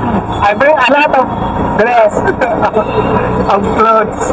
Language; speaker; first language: English; non-native, fluent; Filipino